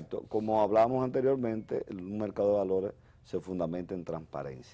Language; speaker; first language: Spanish; native; Spanish